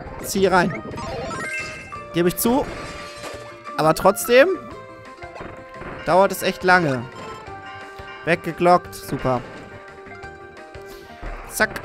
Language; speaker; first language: German; native; German